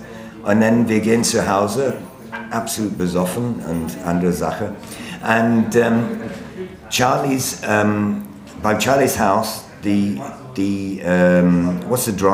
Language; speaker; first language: German; non-native, learner; English